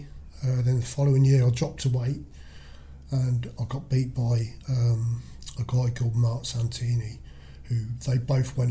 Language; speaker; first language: English; native; English